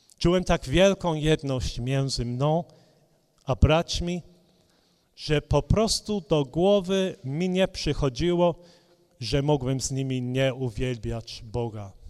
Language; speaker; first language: Polish; non-native, fluent; English